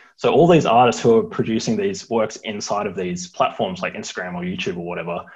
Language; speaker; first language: English; native; English